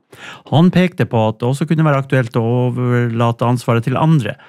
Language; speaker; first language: Norwegian; native; Norwegian